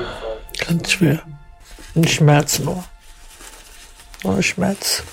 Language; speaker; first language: German; non-native, learner; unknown